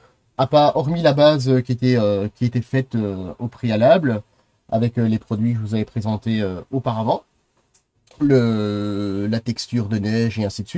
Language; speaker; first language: French; native; French